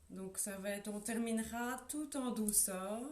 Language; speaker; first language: French; native; French